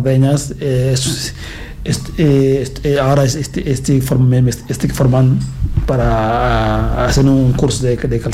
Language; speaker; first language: Catalan; non-native, fluent; Fula